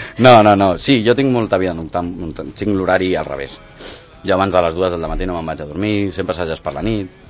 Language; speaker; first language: Catalan; non-native, local second language; Spanish